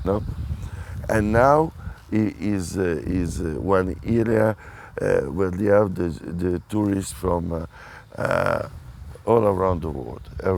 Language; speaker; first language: English; non-native, fluent; Italian